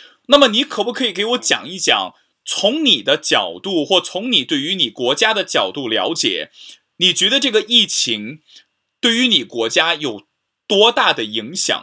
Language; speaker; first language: Chinese; native; Chinese